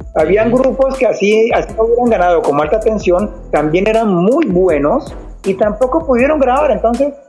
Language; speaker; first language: Spanish; native; Spanish